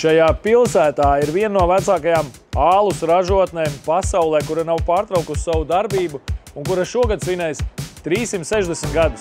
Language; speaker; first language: Latvian; native; Latvian